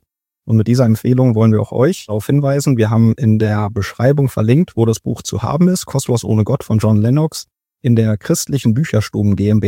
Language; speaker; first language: German; native; German